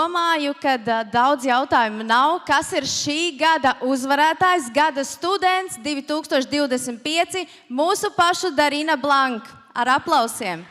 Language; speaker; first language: Latvian; native; Latvian